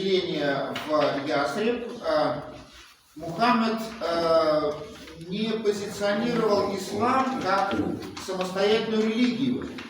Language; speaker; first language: Russian; native; Russian